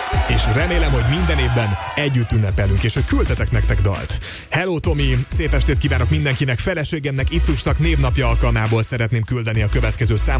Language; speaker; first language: Hungarian; native; Hungarian